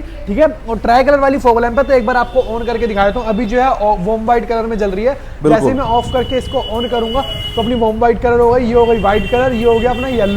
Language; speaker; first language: Hindi; native; Hindi